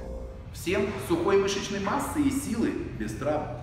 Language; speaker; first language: Russian; native; Russian